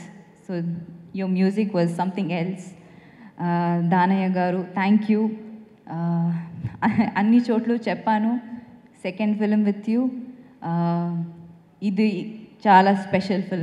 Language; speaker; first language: Telugu; non-native, fluent; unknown